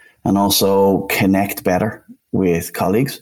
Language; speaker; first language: English; native; English